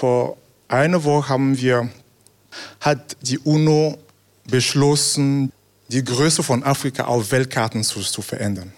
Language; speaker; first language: German; non-native, fluent; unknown